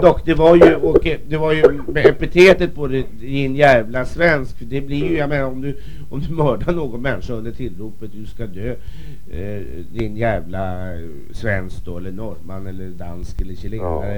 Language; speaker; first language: Swedish; native; Swedish